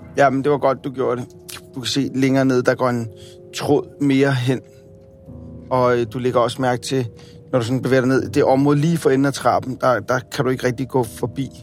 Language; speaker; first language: Danish; native; Danish